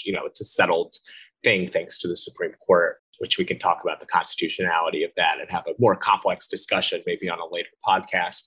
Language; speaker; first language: English; native; English